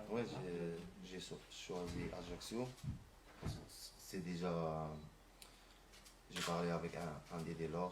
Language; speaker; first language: French; non-native, local second language; Arabic